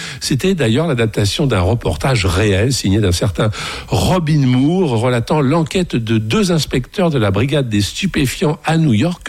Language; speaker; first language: French; native; French